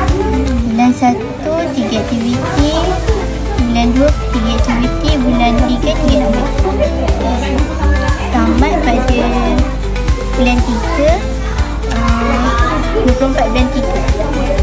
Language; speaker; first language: Malay; native; Malay